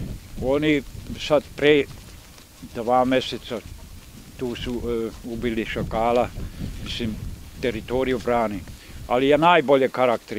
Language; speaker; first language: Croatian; non-native, local second language; Hungarian